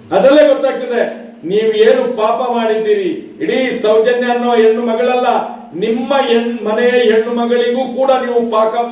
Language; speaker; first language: Kannada; non-native, local second language; Tulu